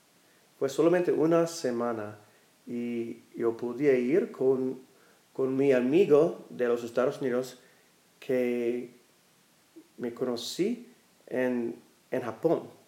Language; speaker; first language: Spanish; non-native, fluent; English